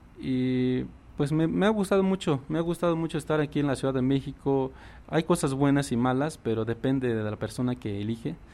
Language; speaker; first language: Spanish; non-native, local second language; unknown